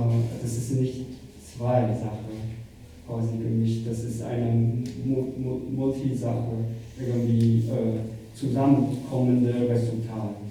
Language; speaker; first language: German; non-native, fluent; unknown